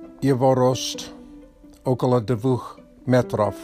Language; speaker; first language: Russian; non-native, learner; Polish